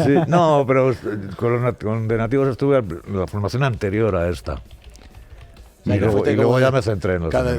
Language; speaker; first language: Spanish; native; Spanish